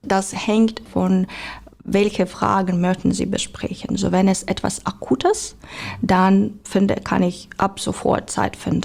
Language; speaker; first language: German; non-native, learner; Ukrainian